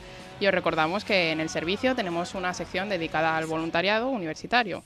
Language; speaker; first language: Spanish; native; Spanish